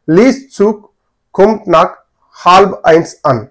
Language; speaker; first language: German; non-native, fluent; Telugu